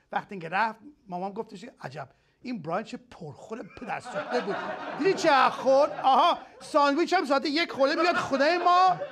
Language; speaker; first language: Persian; early bilingual, heritage; Persian